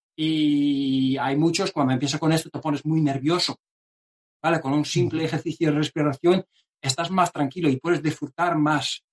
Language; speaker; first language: Spanish; non-native, fluent; Dutch